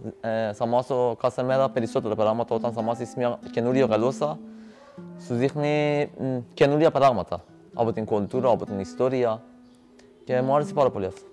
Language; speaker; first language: Greek; non-native, learner; Persian